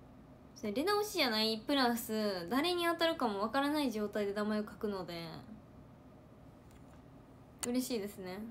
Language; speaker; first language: Japanese; native; Japanese